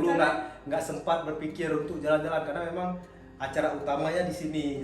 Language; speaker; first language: Indonesian; native; Indonesian